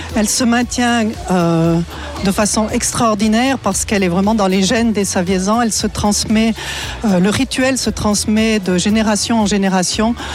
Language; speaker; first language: French; native; French